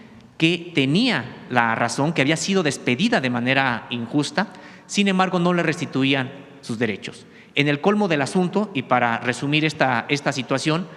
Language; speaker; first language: Spanish; native; Spanish